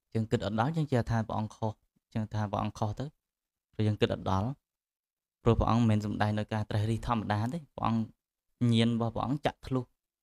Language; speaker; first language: Khmer; native; Khmer